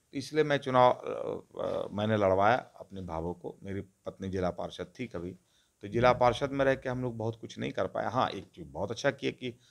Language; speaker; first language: Hindi; non-native, local second language; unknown